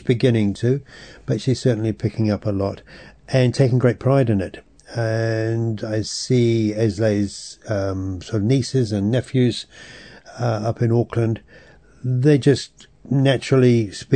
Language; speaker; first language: English; native; English